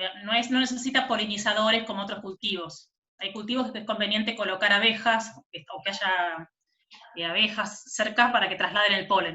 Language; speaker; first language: Spanish; native; Spanish